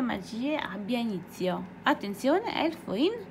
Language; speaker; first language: Italian; native; Italian